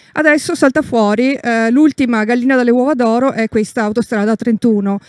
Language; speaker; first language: Italian; native; Italian